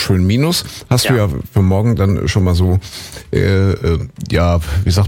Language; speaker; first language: German; native; German